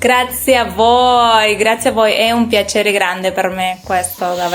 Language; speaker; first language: Italian; non-native, learner; Spanish